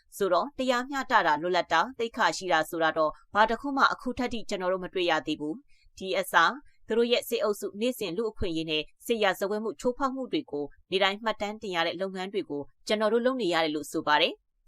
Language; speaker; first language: Burmese; native; Burmese